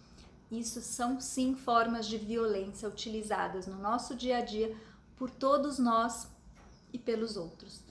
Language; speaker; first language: Portuguese; native; Portuguese